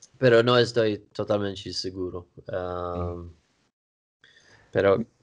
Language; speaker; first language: Spanish; non-native, learner; Swedish